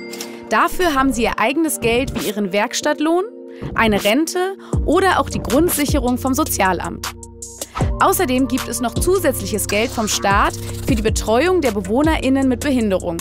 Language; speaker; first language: German; native; German